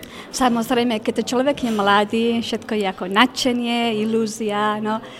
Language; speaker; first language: Slovak; non-native, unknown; Spanish